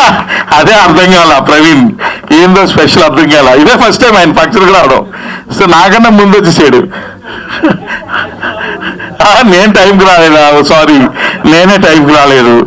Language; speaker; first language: Telugu; native; Telugu